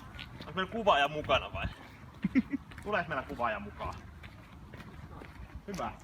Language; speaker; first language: Finnish; native; Finnish